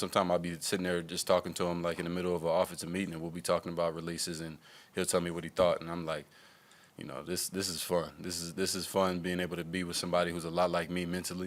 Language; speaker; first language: English; native; English